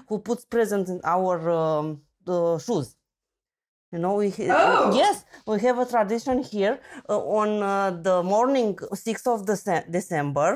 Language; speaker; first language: English; non-native, fluent; Romanian